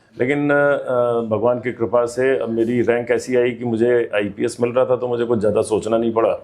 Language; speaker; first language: Hindi; native; Hindi